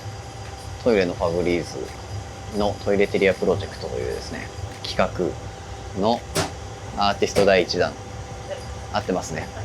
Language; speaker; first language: Japanese; native; Japanese